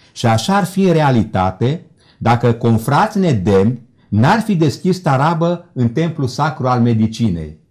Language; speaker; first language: Romanian; native; Romanian